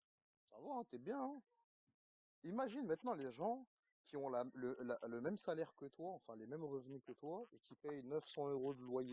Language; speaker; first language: French; native; French